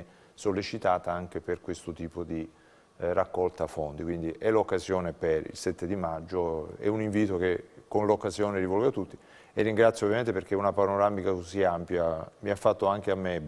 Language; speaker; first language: Italian; native; Italian